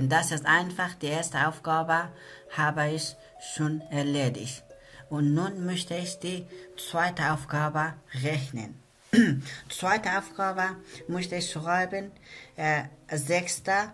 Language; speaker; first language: German; non-native, learner; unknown